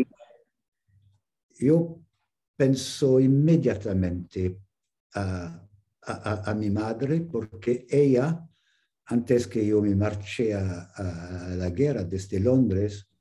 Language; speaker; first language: Spanish; non-native, fluent; English